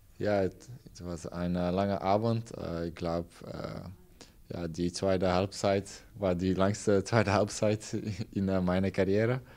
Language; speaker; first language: German; non-native, learner; Dutch